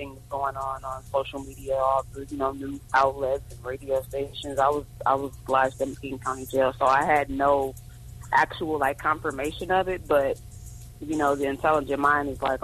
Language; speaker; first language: English; native; English